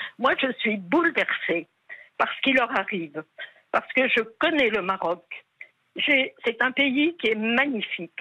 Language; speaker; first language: French; native; French